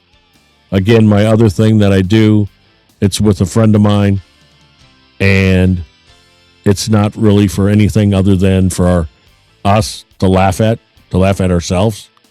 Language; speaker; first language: English; native; English